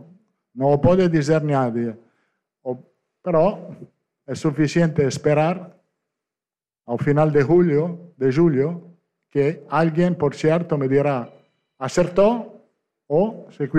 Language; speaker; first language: Portuguese; non-native, fluent; Italian